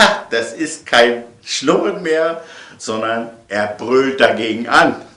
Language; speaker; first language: German; native; German